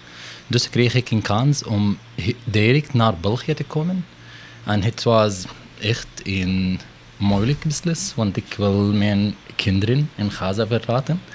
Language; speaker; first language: Dutch; non-native, learner; Arabic